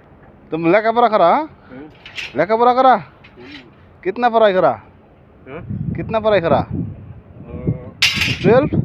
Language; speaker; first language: Hindi; non-native, learner; Bangla